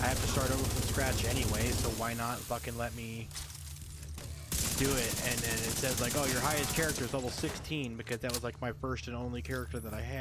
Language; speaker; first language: English; native; English